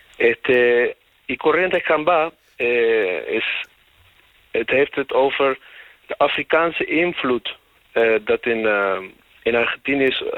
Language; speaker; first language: Dutch; native; Dutch